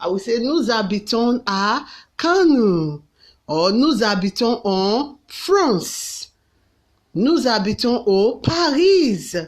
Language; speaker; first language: French; non-native, fluent; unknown